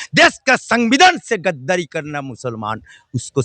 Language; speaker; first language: Hindi; non-native, local second language; Bangla